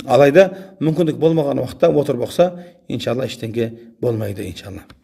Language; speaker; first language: Kazakh; native; Kazakh